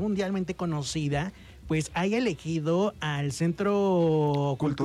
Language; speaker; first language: Spanish; native; Spanish